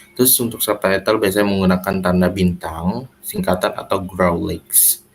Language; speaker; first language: Indonesian; native; Indonesian